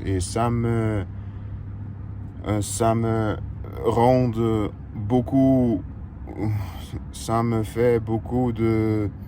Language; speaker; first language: French; non-native, learner; Russian